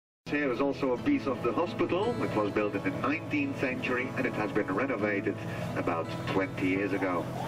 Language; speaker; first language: English; non-native, fluent; Dutch